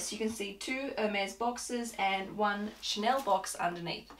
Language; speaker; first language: English; native; English